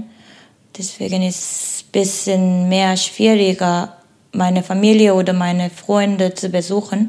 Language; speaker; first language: German; non-native, learner; Korean